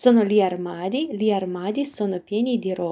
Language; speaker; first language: Italian; non-native, fluent; Ukrainian